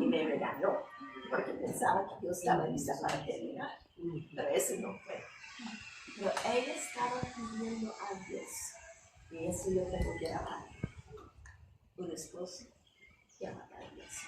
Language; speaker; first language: Spanish; non-native, fluent; English